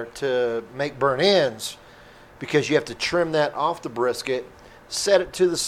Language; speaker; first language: English; native; English